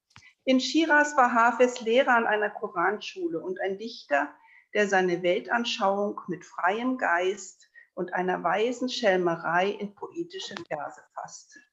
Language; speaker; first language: German; native; German